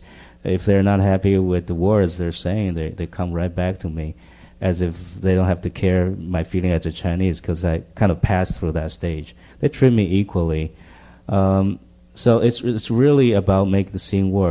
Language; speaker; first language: English; non-native, fluent; Chinese